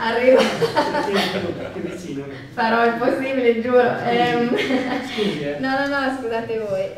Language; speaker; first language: Italian; native; Italian